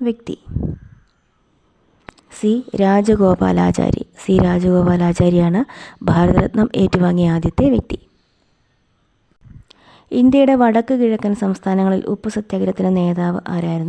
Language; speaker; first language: Malayalam; native; Malayalam